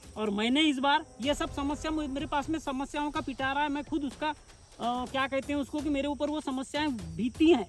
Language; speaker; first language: Hindi; native; Hindi